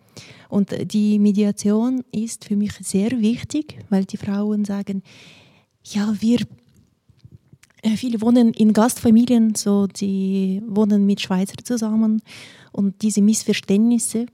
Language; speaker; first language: German; non-native, fluent; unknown